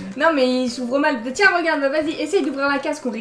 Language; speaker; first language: French; native; French